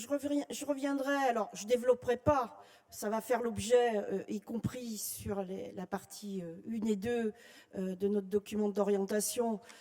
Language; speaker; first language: French; native; French